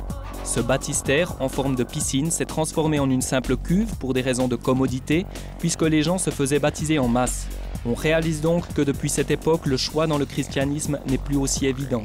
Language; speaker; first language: French; native; French